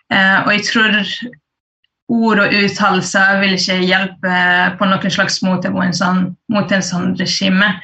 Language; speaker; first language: Norwegian; early bilingual, other home language; Persian